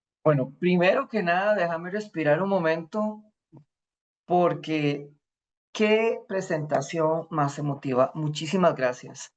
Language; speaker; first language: Spanish; native; Spanish